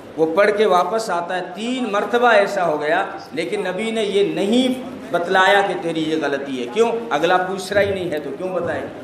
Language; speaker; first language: Urdu; non-native, local second language; Gujarati